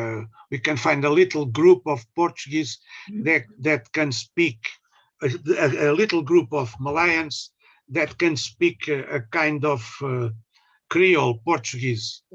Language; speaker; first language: English; non-native, learner; Portuguese